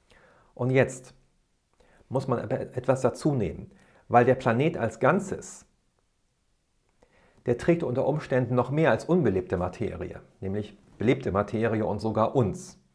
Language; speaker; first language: German; native; German